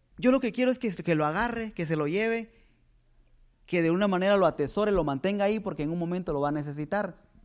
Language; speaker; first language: Spanish; native; Spanish